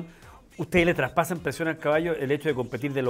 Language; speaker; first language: Spanish; native; Spanish